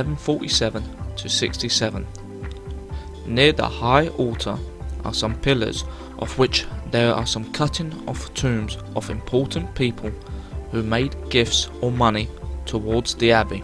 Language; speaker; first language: English; non-native, fluent; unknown